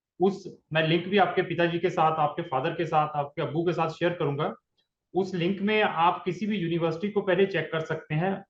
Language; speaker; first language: Hindi; non-native, local second language; Punjabi